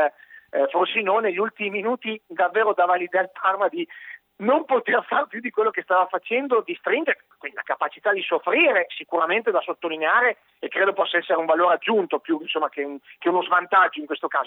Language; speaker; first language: Italian; native; Italian